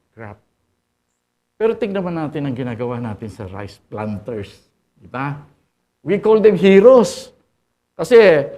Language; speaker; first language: Filipino; native; Filipino